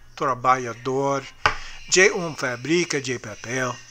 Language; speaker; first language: Portuguese; non-native, learner; English